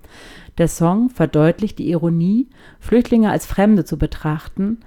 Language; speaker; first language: German; native; German